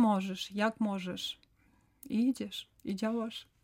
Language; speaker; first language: Polish; non-native, learner; Ukrainian